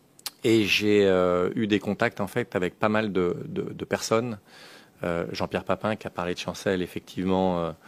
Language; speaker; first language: French; native; French